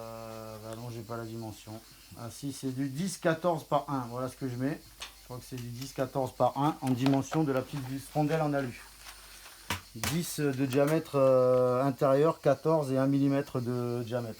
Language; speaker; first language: French; native; French